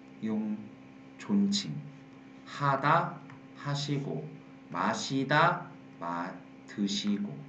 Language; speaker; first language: Korean; non-native, fluent; Vietnamese